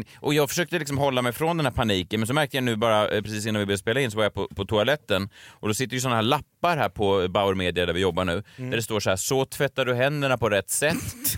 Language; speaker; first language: Swedish; native; Swedish